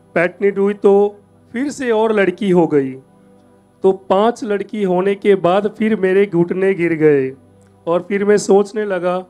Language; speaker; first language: Hindi; native; Hindi